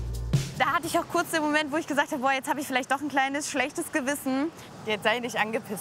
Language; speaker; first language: German; native; German